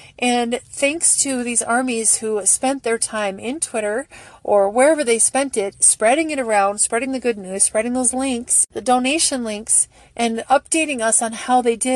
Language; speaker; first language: English; native; English